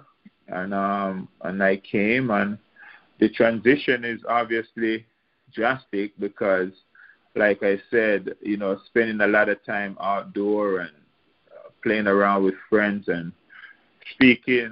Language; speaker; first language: English; non-native, local second language; Jamaican Creole English